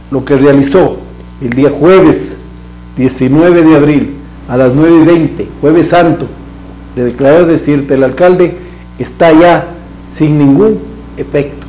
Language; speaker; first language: Spanish; native; Spanish